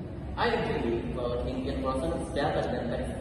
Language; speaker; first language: English; non-native, learner; Indonesian